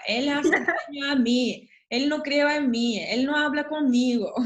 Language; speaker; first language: Spanish; non-native, learner; Russian